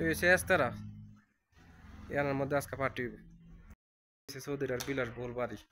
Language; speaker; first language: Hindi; non-native, fluent; Bangla